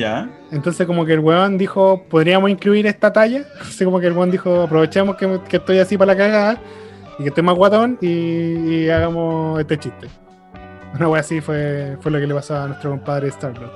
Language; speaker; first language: Spanish; native; Spanish